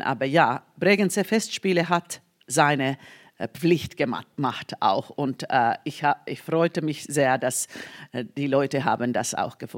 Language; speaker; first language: German; non-native, fluent; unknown